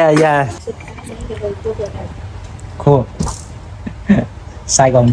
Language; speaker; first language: English; non-native, learner; Vietnamese